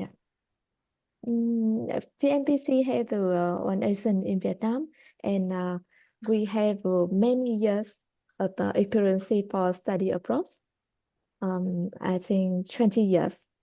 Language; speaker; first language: English; non-native, learner; Vietnamese